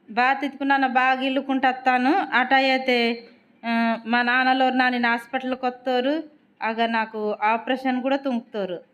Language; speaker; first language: Telugu; non-native, local second language; Koya